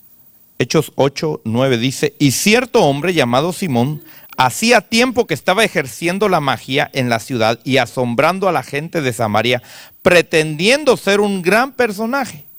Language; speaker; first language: Spanish; native; Spanish